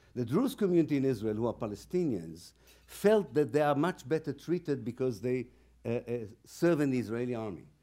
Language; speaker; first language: English; non-native, fluent; Hebrew